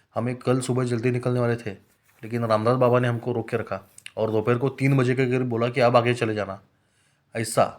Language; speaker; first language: Hindi; non-native, local second language; Marathi